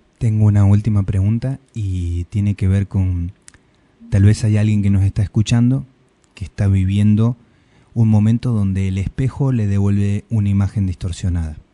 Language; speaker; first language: Spanish; native; Spanish